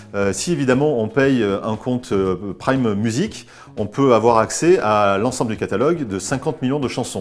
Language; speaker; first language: French; native; French